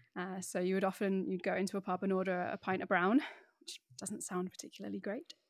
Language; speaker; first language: English; native; English